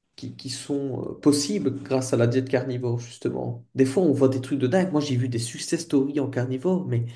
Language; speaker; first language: French; native; French